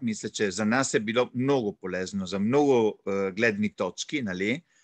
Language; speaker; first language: Bulgarian; non-native, fluent; Italian